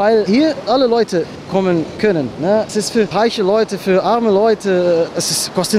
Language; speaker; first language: German; non-native, learner; Portuguese